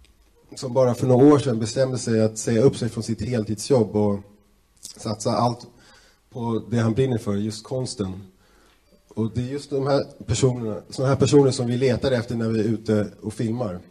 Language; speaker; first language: Swedish; native; Swedish